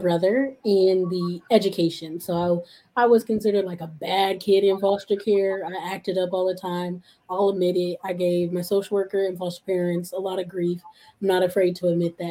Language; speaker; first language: English; native; English